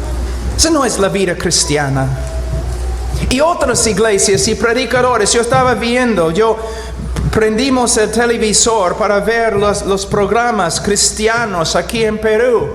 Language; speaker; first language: Spanish; non-native, fluent; English